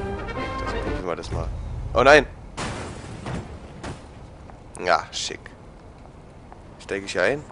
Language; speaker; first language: German; native; German